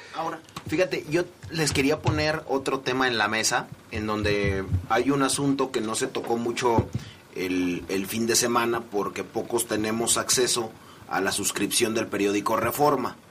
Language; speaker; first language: Spanish; native; Spanish